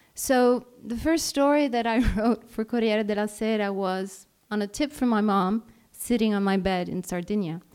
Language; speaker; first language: English; non-native, fluent; Italian